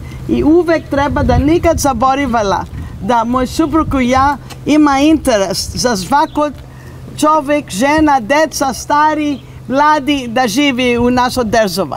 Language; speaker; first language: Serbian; non-native, learner; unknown